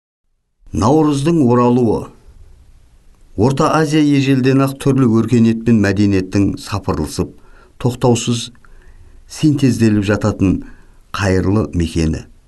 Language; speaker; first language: Kazakh; native; Kazakh